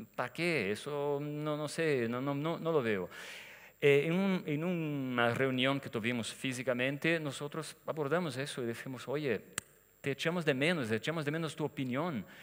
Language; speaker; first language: Spanish; non-native, fluent; Portuguese